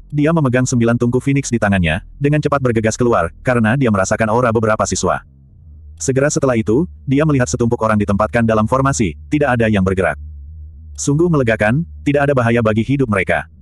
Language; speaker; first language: Indonesian; native; Indonesian